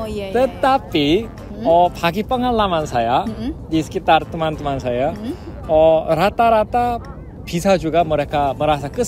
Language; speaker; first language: Indonesian; non-native, fluent; Korean